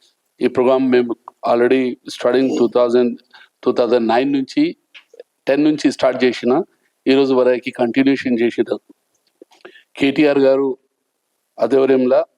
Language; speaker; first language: Telugu; non-native, local second language; Urdu